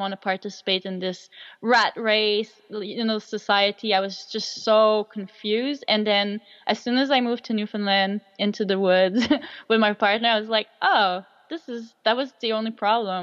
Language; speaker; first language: English; non-native, fluent; French